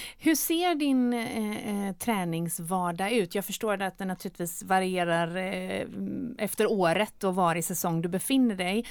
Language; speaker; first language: Swedish; native; Swedish